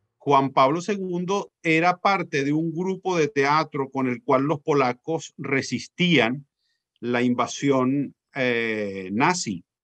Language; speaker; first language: Spanish; native; Spanish